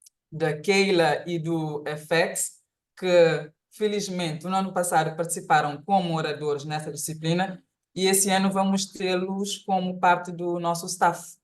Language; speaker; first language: Portuguese; non-native, local second language; Kabuverdianu